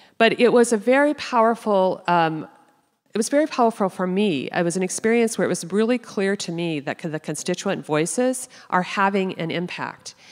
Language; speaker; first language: English; native; English